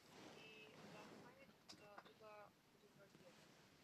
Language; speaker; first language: German; non-native, learner; Macedonian